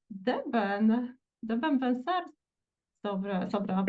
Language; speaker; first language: Spanish; non-native, fluent; Portuguese